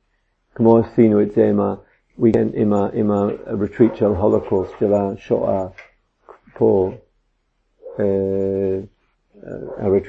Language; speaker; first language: Hebrew; non-native, fluent; English